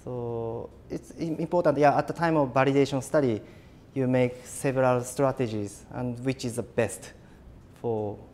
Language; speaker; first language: English; non-native, fluent; Japanese